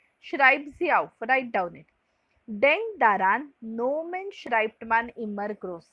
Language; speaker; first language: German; non-native, fluent; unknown